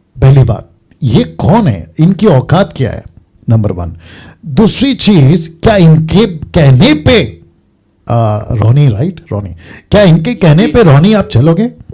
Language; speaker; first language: Hindi; native; Hindi